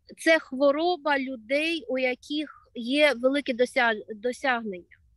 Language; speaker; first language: Ukrainian; non-native, local second language; Russian